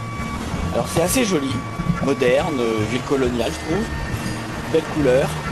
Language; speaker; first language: French; native; French